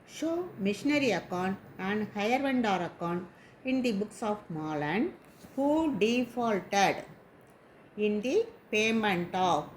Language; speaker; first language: English; non-native, local second language; Tamil